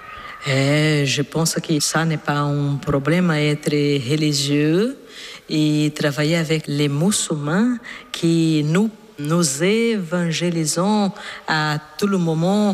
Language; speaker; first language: French; non-native, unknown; Portuguese